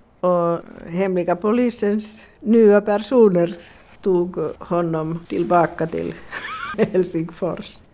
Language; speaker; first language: Swedish; non-native, local second language; Finnish